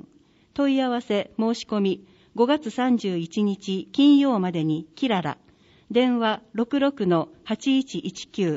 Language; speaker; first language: Japanese; native; Japanese